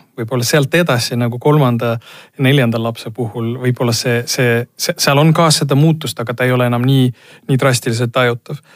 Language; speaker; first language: Estonian; non-native, local second language; Russian